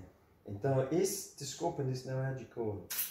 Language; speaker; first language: Portuguese; non-native, learner; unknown